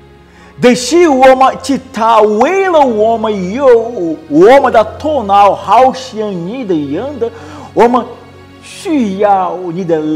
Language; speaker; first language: Chinese; non-native, learner; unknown